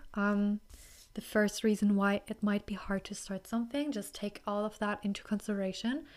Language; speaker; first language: English; non-native, fluent; German